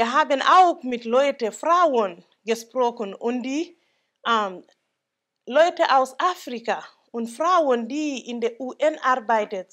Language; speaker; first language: German; non-native, local second language; Mandingo